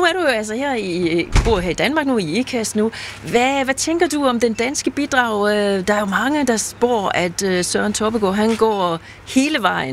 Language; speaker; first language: Danish; native; Danish